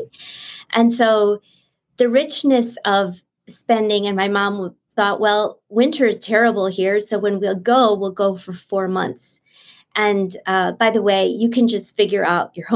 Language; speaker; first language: English; early bilingual, other home language; Bangla